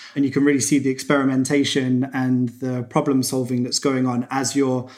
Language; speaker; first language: English; native; English